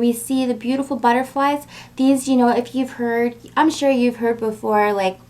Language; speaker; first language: English; native; English